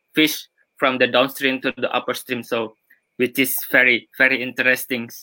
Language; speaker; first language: English; non-native, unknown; Indonesian